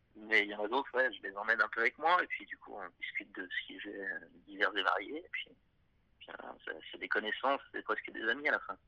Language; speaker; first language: French; native; French